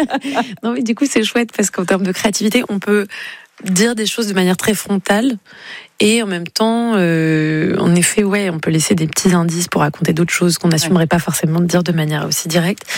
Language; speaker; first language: French; native; French